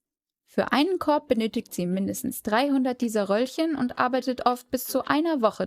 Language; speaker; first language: German; native; German